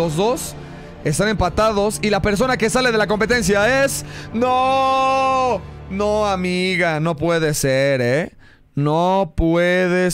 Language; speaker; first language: Spanish; native; Spanish